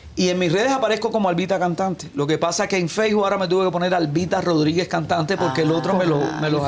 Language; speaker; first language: Spanish; native; Spanish